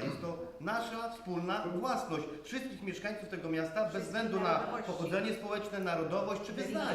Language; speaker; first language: Polish; native; Polish